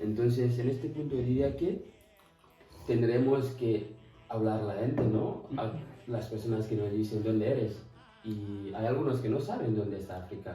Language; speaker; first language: Spanish; non-native, fluent; Fula